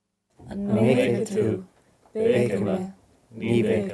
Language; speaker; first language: Irish; non-native, learner; English